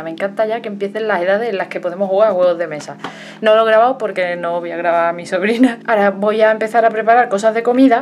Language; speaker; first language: Spanish; native; Spanish